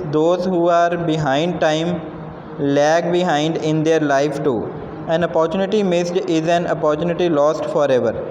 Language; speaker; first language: English; non-native, local second language; Punjabi